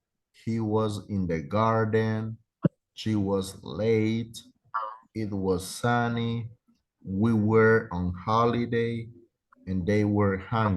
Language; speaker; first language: English; non-native, fluent; Spanish